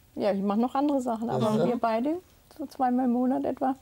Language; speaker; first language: German; native; German